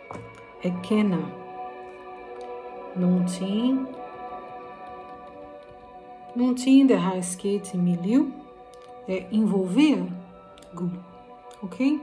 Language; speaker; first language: Danish; non-native, learner; Portuguese